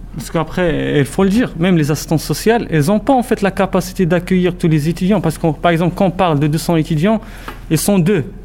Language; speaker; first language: French; non-native, local second language; Arabic